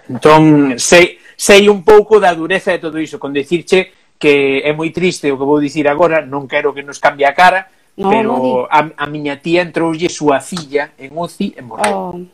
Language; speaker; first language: Galician; non-native, local second language; Spanish